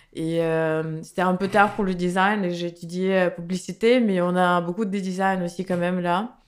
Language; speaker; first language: French; non-native, learner; Russian